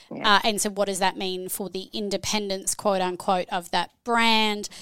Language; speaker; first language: English; native; English